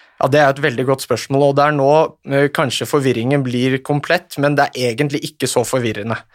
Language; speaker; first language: Norwegian; native; Norwegian